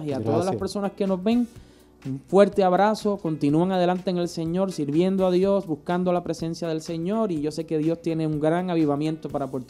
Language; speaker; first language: Spanish; native; Spanish